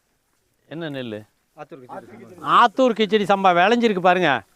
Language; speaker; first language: Tamil; native; Tamil